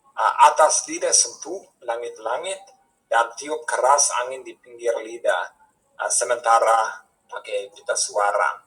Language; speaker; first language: Indonesian; non-native, fluent; English